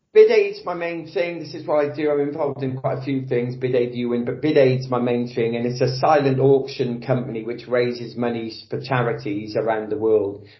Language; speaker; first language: English; native; English